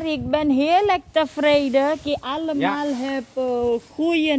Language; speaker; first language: Dutch; non-native, learner; Hindi